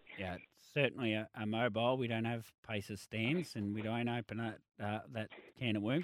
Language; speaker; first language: English; native; English